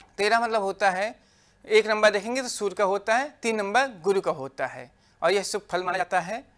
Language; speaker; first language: Hindi; native; Hindi